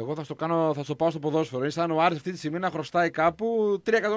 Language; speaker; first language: Greek; native; Greek